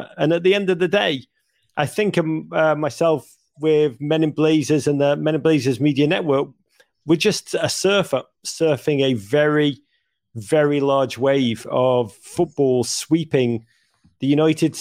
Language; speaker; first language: English; native; English